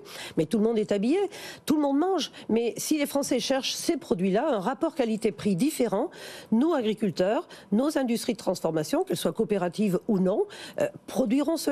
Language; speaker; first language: French; native; French